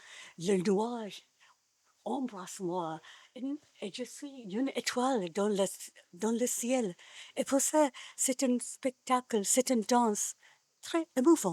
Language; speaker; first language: French; non-native, learner; Japanese